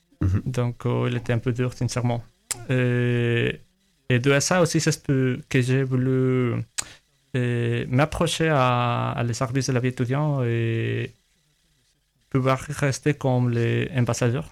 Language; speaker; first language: French; non-native, learner; Spanish